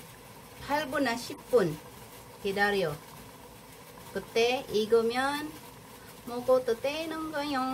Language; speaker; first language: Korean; non-native, learner; Filipino